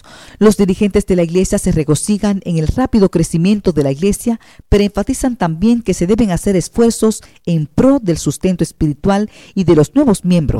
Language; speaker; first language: Spanish; native; Spanish